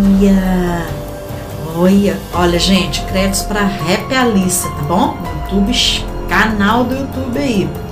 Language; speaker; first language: Portuguese; native; Portuguese